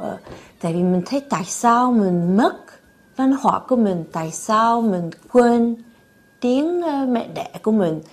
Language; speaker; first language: Vietnamese; early bilingual, heritage; Vietnamese